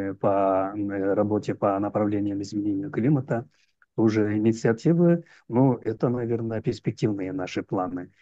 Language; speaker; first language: Russian; non-native, local second language; Uzbek